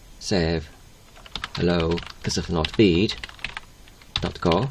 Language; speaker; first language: Welsh; non-native, learner; English